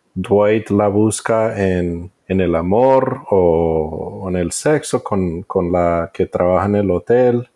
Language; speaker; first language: Spanish; early bilingual, heritage; Spanish